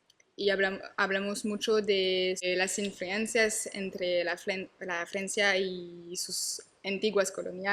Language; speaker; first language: Spanish; non-native, learner; French